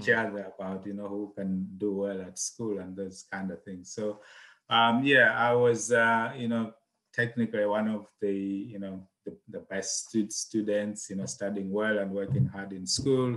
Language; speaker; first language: English; non-native, local second language; Nyanja